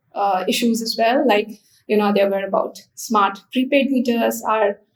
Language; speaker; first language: English; non-native, local second language; Hindi